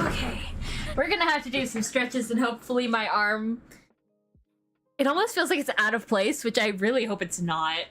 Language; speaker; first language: English; native; English